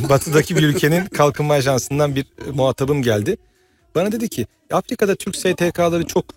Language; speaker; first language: Turkish; native; Turkish